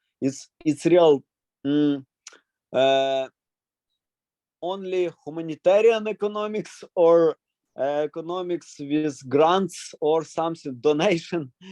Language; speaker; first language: English; non-native, learner; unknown